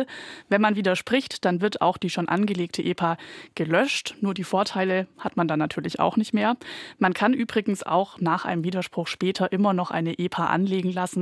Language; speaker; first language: German; native; German